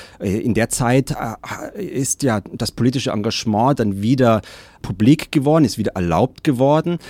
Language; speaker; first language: German; native; German